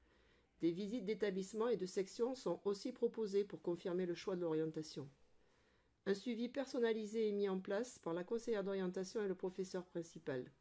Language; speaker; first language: French; native; French